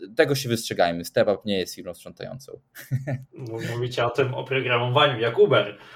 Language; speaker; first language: Polish; non-native, fluent; Swedish